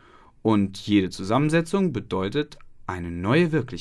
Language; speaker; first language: German; native; German